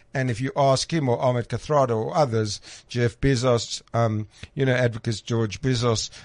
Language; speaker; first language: English; native; English